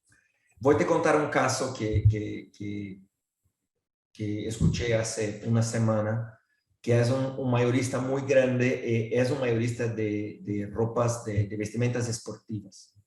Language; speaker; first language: Spanish; non-native, fluent; Portuguese